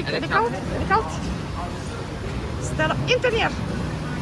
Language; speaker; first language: Swedish; non-native, learner; Russian